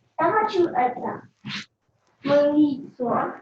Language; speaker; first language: Russian; early bilingual, heritage; Russian